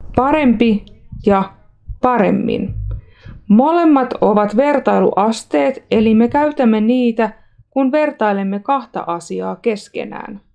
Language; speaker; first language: Finnish; non-native, fluent; Russian